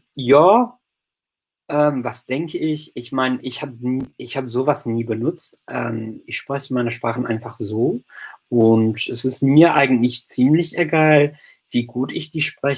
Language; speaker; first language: German; non-native, fluent; English